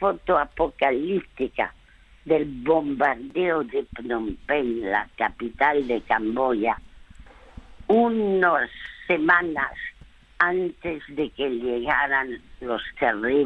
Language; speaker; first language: Spanish; early bilingual, other home language; French